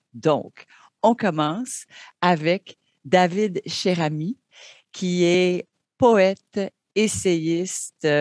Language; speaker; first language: French; native; French